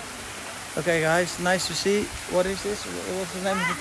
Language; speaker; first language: English; non-native, learner; Dutch